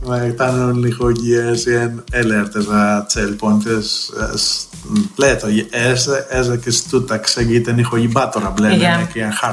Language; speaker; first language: Hungarian; non-native, fluent; Greek